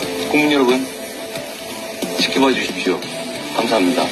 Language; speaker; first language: Korean; native; Korean